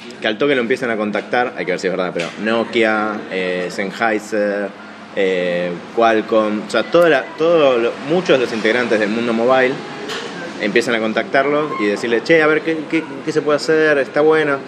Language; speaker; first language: Spanish; native; Spanish